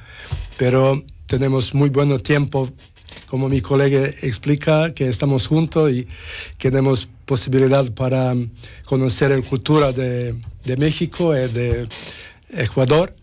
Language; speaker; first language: Spanish; non-native, fluent; Serbian